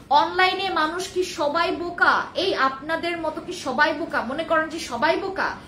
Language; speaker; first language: Bangla; non-native, local second language; Khasi